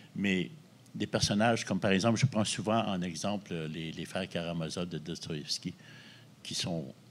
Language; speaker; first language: French; native; French